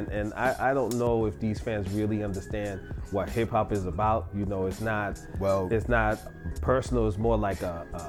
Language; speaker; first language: English; non-native, fluent; Spanish